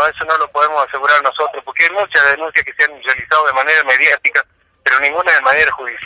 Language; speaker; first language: Spanish; native; Spanish